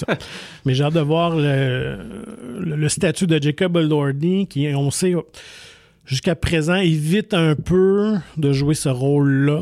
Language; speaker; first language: French; native; French